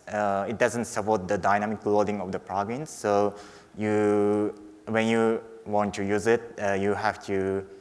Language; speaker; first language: English; non-native, fluent; Japanese